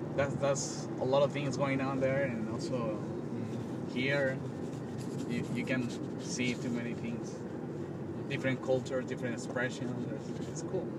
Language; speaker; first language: English; non-native, learner; Spanish